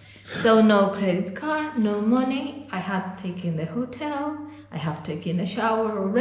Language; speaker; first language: English; non-native, fluent; Spanish